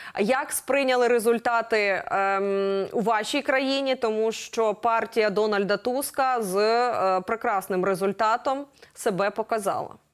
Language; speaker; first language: Ukrainian; native; Ukrainian